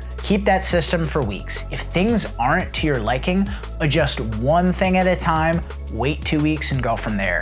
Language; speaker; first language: English; native; English